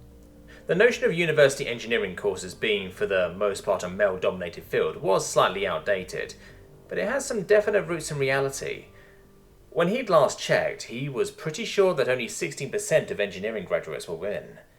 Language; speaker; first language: English; native; English